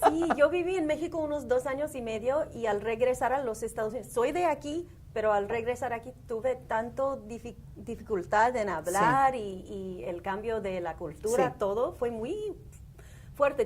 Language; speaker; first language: Spanish; early bilingual, heritage; Spanish